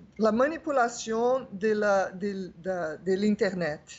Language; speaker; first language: French; non-native, fluent; Portuguese